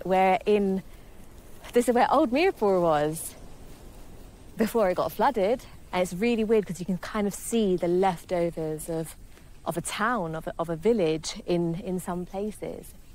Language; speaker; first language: English; early bilingual, other home language; Hindi